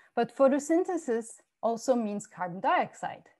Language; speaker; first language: English; non-native, fluent; Turkish